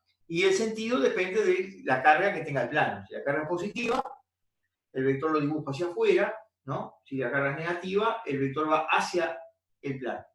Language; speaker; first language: Spanish; native; Spanish